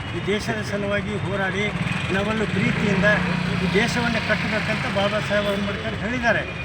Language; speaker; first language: Kannada; non-native, local second language; Lambadi